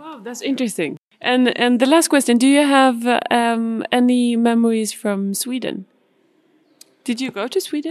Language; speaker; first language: English; non-native, fluent; Swedish